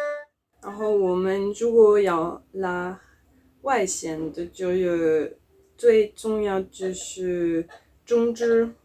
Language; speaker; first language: Chinese; non-native, learner; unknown